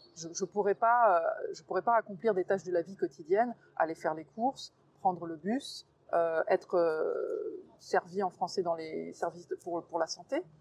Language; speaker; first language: French; native; French